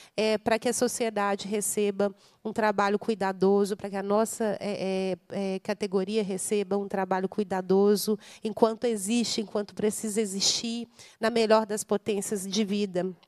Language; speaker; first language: Portuguese; native; Portuguese